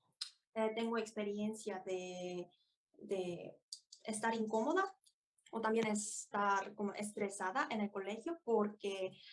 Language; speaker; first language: Spanish; non-native, fluent; Korean